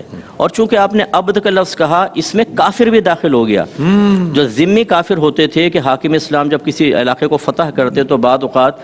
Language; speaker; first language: Urdu; native; Urdu